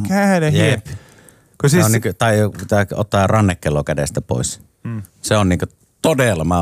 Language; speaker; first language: Finnish; native; Finnish